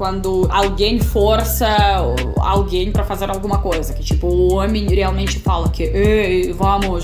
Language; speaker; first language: Portuguese; non-native, fluent; Russian